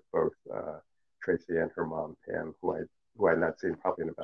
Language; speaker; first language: English; early bilingual, other home language; Cantonese